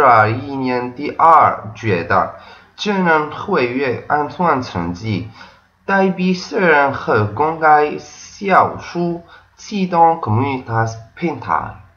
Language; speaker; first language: Chinese; non-native, learner; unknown